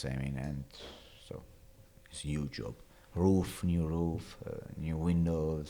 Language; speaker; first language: English; non-native, learner; Italian